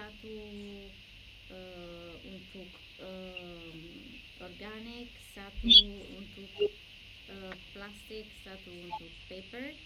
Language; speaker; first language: Indonesian; non-native, learner; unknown